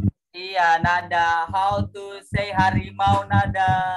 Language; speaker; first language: English; non-native, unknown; Indonesian